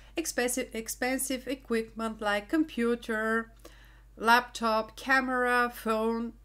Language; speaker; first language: English; non-native, fluent; Bulgarian